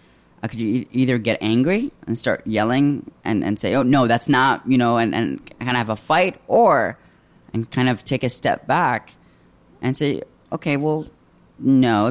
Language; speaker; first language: English; early bilingual, other home language; Arabic